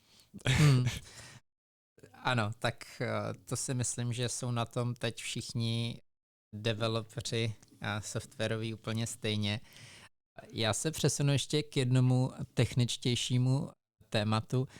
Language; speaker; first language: Czech; native; Czech